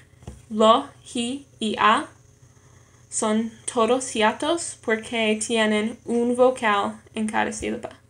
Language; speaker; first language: Spanish; non-native, learner; English